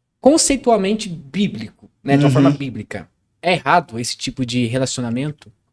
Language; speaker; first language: Portuguese; native; Portuguese